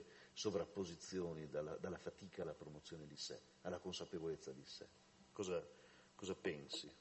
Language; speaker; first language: Italian; native; Italian